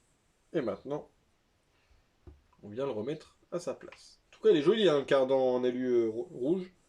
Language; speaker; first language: French; native; French